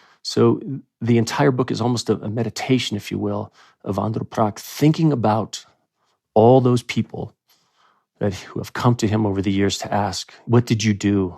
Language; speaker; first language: English; native; English